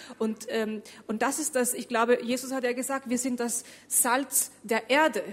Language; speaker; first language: German; early bilingual, other home language; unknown